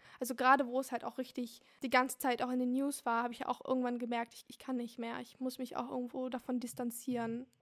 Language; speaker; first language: German; early bilingual, other home language; Turkish